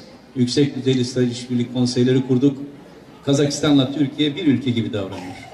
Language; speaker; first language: Turkish; native; Turkish